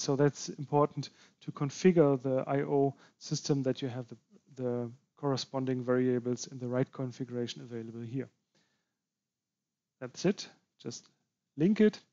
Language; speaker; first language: English; non-native, fluent; German